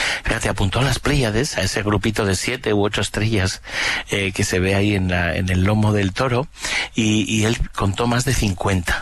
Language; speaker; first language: Spanish; native; Spanish